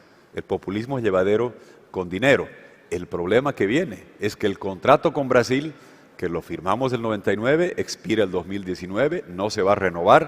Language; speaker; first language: Spanish; native; Spanish